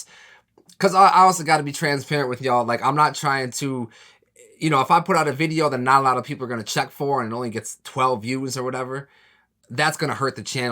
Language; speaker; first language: English; native; English